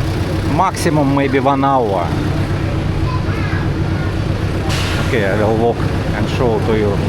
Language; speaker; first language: English; non-native, learner; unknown